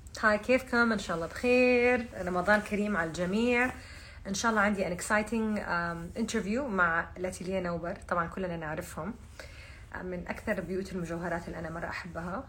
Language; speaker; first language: Arabic; native; Arabic